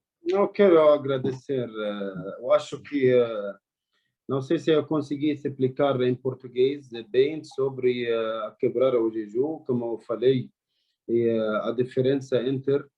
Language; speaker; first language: Portuguese; non-native, learner; Arabic